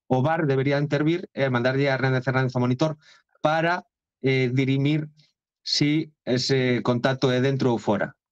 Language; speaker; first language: Spanish; non-native, local second language; Galician